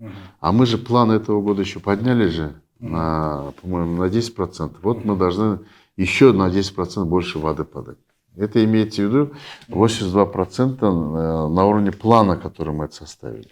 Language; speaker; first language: Russian; non-native, local second language; Kyrgyz